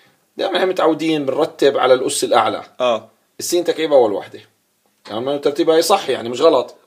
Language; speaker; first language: Arabic; native; Arabic